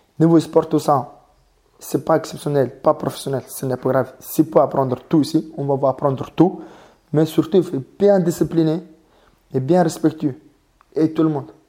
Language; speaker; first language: French; non-native, learner; Mongolian